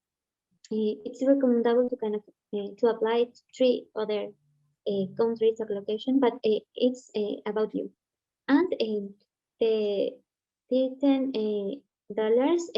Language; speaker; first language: English; non-native, learner; Spanish